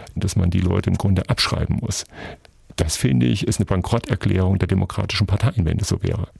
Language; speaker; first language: German; native; German